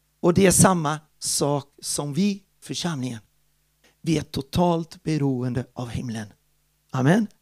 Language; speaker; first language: Swedish; non-native, fluent; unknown